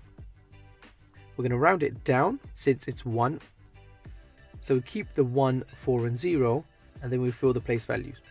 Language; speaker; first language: English; native; English